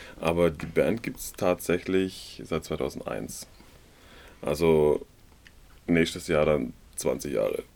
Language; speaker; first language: German; native; German